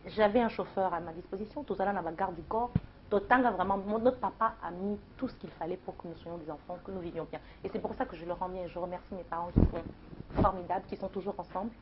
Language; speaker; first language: French; non-native, local second language; Lingala